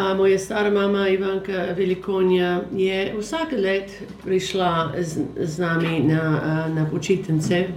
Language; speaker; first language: Slovenian; early bilingual, heritage; Slovenian